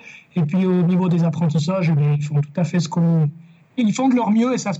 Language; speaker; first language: French; native; French